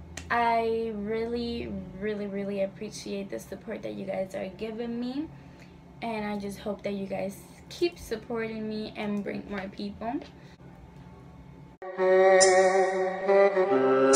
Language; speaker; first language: English; early bilingual, other home language; Spanish